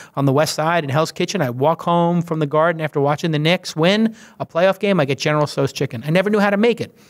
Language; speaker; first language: English; native; English